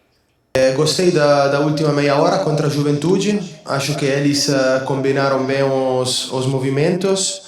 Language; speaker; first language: Portuguese; non-native, fluent; Spanish